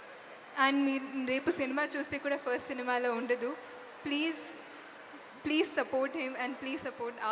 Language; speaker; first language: Telugu; non-native, fluent; Tulu